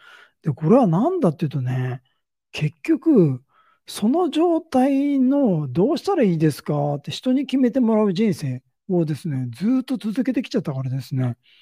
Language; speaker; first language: Japanese; native; Japanese